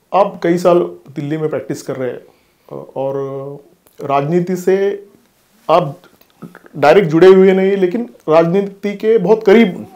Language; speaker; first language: Hindi; non-native, local second language; Marathi